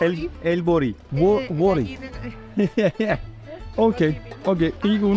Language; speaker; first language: Spanish; non-native, learner; Turkish